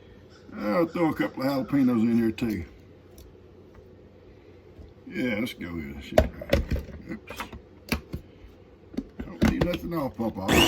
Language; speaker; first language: English; native; English